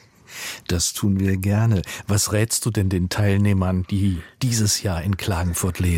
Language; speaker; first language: German; native; German